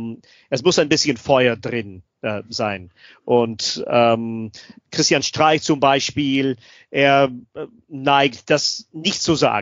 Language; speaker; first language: German; non-native, fluent; English